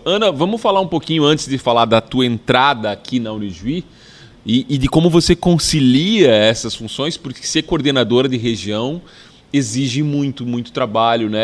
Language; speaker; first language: Portuguese; native; Portuguese